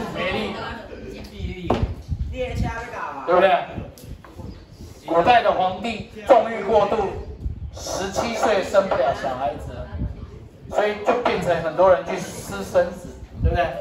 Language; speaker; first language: Chinese; native; Chinese